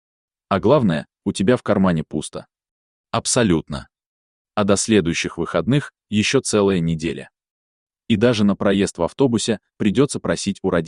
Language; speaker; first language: Russian; native; Russian